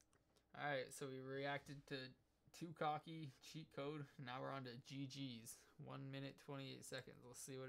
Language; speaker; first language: English; native; English